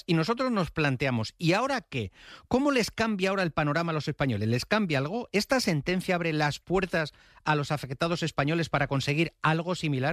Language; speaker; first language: Spanish; native; Spanish